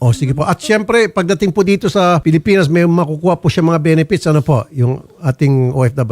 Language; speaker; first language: Filipino; native; Filipino